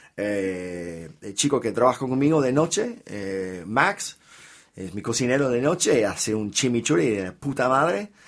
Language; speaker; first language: Spanish; non-native, fluent; English